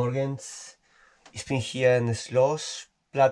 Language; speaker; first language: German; non-native, learner; Spanish